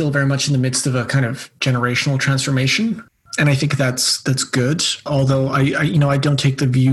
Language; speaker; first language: English; non-native, fluent; Bosnian